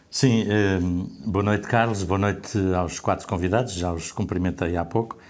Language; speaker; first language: Portuguese; native; Portuguese